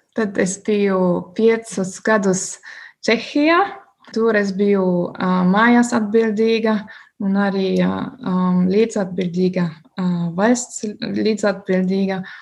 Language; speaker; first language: Latvian; non-native, learner; German